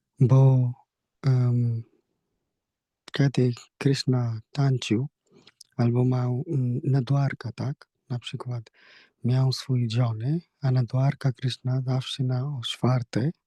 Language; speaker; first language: Polish; non-native, learner; Hindi